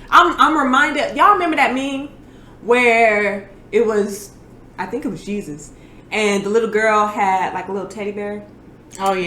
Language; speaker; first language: English; native; English